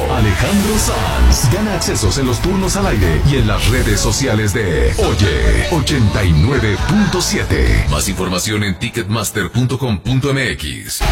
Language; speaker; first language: Spanish; native; Spanish